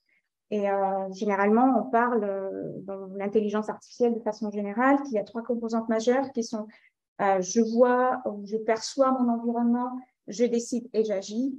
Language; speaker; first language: French; native; French